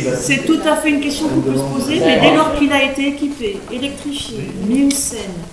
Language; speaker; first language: French; native; French